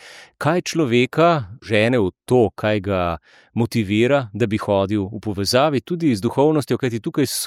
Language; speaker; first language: Slovenian; native; Slovenian